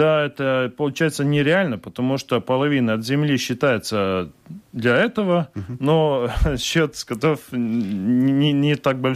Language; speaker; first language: Russian; non-native, local second language; Latvian